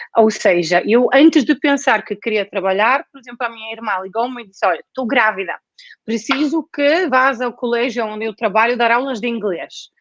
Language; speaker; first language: Portuguese; non-native, fluent; Polish